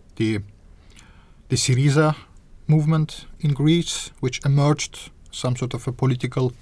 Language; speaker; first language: English; non-native, fluent; Azerbaijani